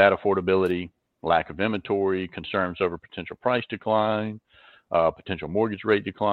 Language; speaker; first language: English; native; English